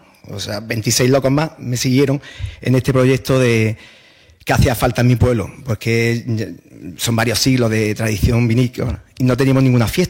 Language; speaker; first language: Spanish; native; Spanish